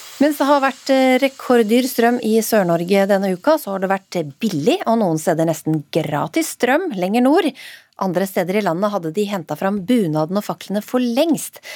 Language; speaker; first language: Norwegian; native; Norwegian